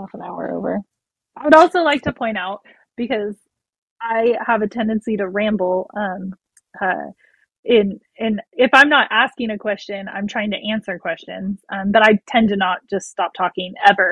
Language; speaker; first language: English; native; English